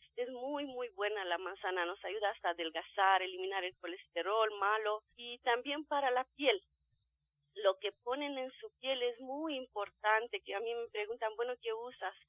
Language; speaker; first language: Spanish; non-native, fluent; Romanian